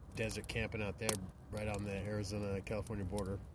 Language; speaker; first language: English; native; English